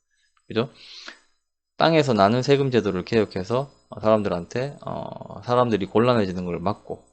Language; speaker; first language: Korean; native; Korean